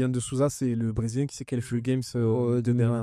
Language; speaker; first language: French; native; French